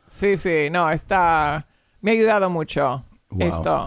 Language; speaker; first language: Spanish; early bilingual, heritage; English